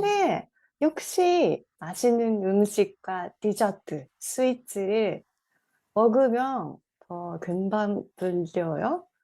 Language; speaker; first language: Korean; non-native, fluent; Japanese